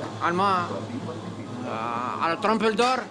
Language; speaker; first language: Hebrew; non-native, fluent; Arabic